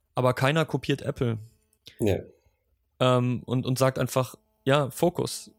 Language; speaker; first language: German; native; German